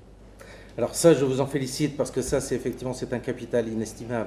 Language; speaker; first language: French; native; French